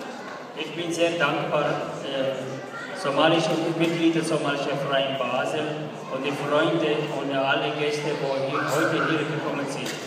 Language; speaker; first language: German; non-native, learner; Somali